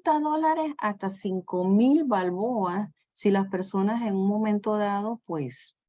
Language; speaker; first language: Spanish; native; Spanish